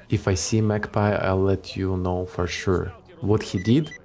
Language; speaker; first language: English; non-native, fluent; Ukrainian